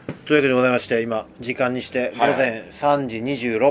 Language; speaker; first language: Japanese; native; Japanese